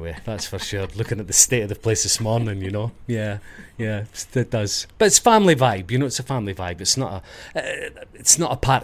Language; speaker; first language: English; native; English